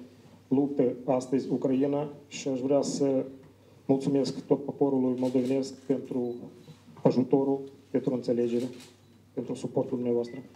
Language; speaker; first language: Romanian; non-native, learner; Ukrainian